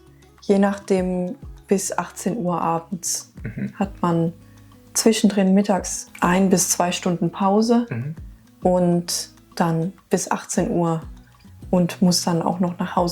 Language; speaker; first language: German; native; German